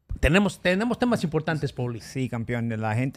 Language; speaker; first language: Spanish; native; Spanish